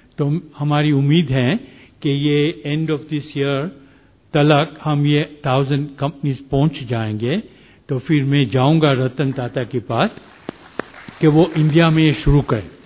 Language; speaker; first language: Hindi; non-native, fluent; Gujarati